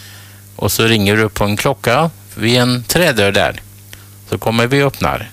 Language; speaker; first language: Swedish; native; Swedish